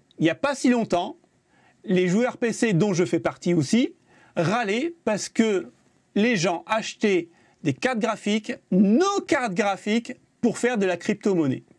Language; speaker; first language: French; native; French